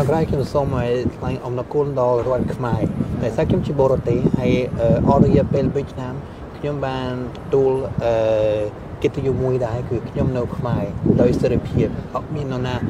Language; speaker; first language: Khmer; non-native, fluent; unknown